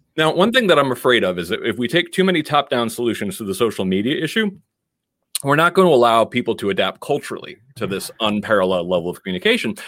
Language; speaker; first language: English; native; English